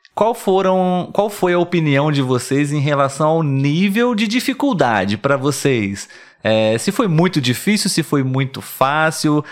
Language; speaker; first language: Portuguese; native; Portuguese